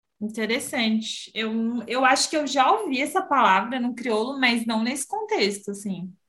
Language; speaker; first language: Portuguese; native; Portuguese